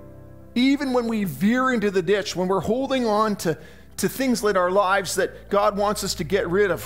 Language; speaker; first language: English; native; English